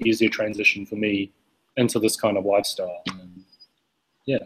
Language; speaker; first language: English; native; English